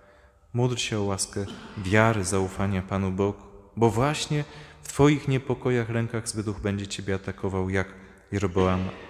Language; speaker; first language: Polish; native; Polish